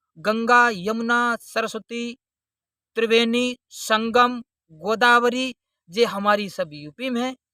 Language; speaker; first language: Hindi; native; Hindi